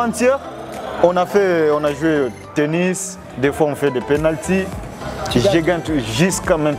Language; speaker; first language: French; non-native, local second language; Rundi